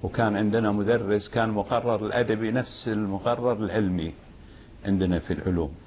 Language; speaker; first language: Arabic; native; Arabic